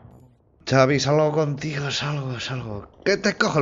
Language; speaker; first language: Spanish; native; Spanish